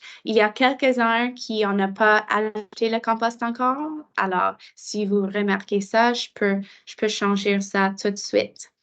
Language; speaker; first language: French; non-native, local second language; English